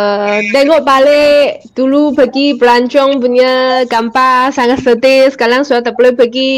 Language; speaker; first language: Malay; non-native, local second language; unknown